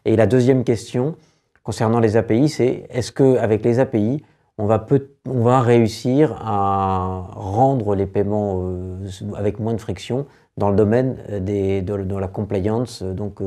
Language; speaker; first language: French; native; French